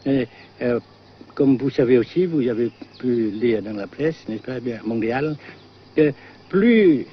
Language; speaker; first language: French; non-native, fluent; Vietnamese